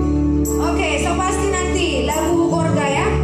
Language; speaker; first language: Indonesian; native; Indonesian